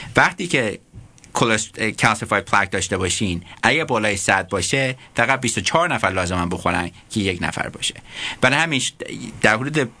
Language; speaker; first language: Persian; early bilingual, heritage; Persian